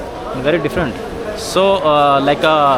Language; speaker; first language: English; non-native, learner; Hindi